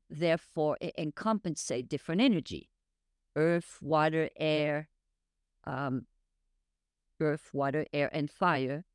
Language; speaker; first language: English; non-native, fluent; French